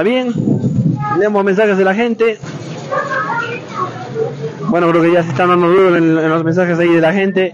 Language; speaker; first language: Spanish; native; Spanish